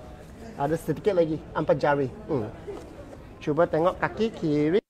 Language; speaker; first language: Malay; non-native, local second language; Chinese